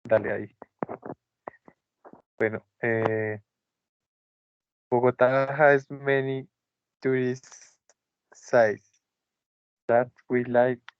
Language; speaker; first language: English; non-native, learner; Spanish